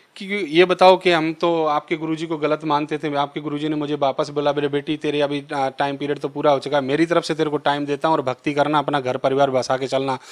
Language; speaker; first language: Hindi; native; Hindi